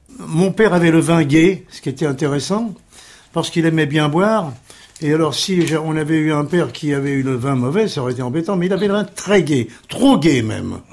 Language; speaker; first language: French; early bilingual, other home language; Armenian